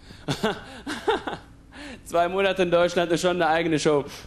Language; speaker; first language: German; native; German